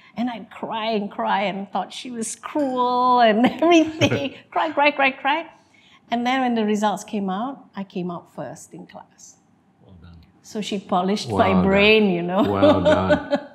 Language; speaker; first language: English; non-native, local second language; Malay